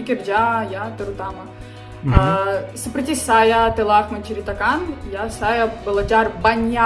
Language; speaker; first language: Indonesian; non-native, learner; Ukrainian